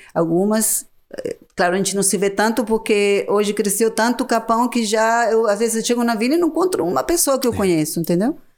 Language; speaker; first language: Portuguese; non-native, fluent; Spanish